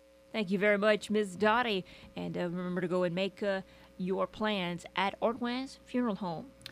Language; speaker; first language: English; native; English